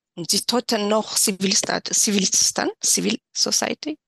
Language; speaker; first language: German; non-native, fluent; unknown